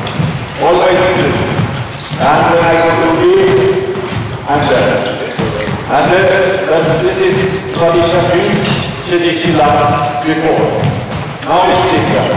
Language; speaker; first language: English; non-native, learner; Swedish